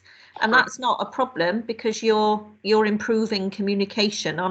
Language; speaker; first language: English; native; English